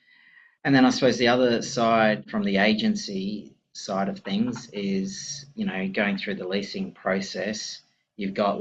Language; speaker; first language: English; native; English